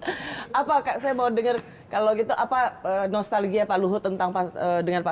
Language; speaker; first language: Indonesian; native; Indonesian